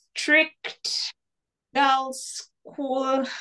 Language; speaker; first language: English; non-native, local second language; Ganda